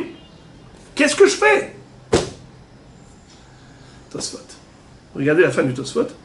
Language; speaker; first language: French; native; French